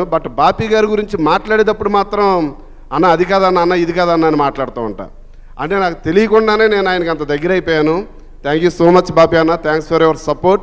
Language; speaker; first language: Telugu; native; Telugu